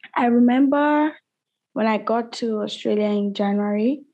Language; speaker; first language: English; non-native, local second language; Yoruba